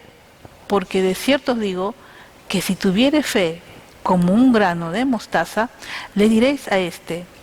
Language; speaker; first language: Spanish; native; Spanish